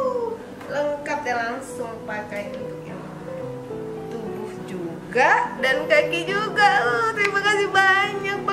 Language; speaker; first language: Indonesian; native; Indonesian